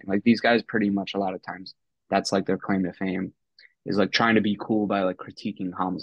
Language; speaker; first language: English; native; English